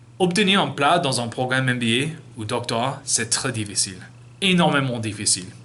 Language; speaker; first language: French; non-native, fluent; English